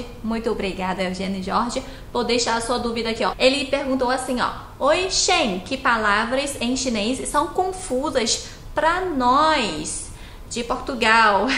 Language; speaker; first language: Portuguese; non-native, fluent; Chinese